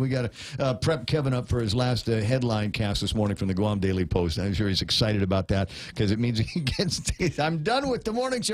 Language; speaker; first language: English; native; English